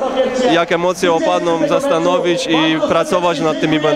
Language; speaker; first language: Polish; native; Polish